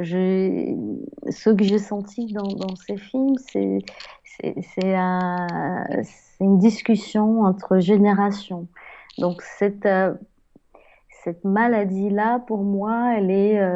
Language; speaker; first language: French; non-native, fluent; Portuguese